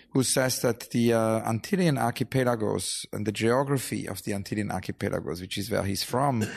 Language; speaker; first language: English; non-native, fluent; German